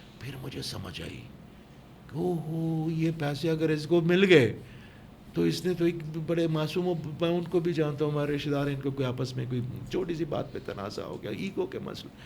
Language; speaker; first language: Urdu; non-native, local second language; Pashto